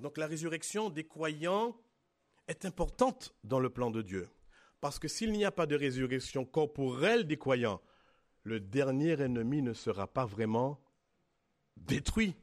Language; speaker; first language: French; native; French